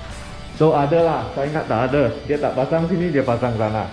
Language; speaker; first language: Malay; non-native, local second language; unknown